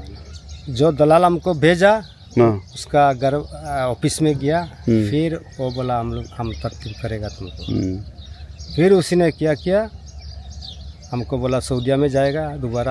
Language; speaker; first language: Hindi; non-native, fluent; Pashto